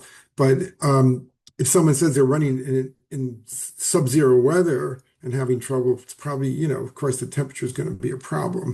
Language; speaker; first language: English; native; English